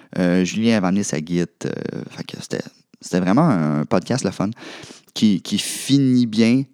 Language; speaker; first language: French; native; French